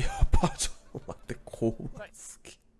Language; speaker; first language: Japanese; native; Japanese